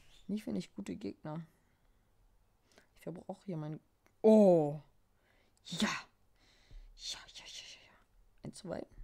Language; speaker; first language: German; native; German